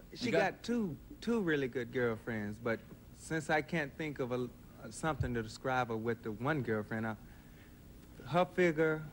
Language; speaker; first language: English; native; English